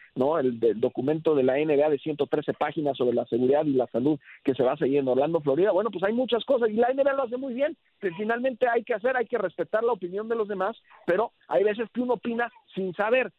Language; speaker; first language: Spanish; early bilingual, heritage; Spanish